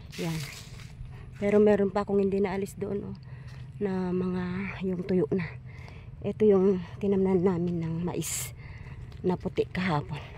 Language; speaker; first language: Filipino; non-native, local second language; Iloko